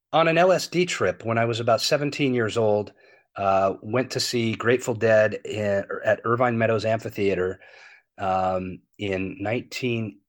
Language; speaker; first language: English; native; English